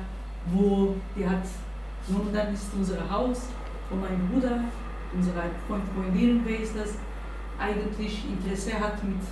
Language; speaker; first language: German; non-native, learner; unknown